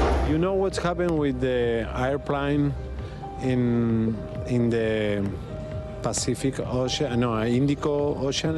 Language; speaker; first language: English; non-native, learner; Spanish